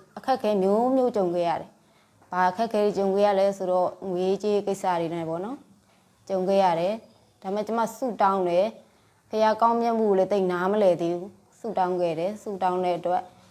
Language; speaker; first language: Burmese; non-native, local second language; S'gaw Karen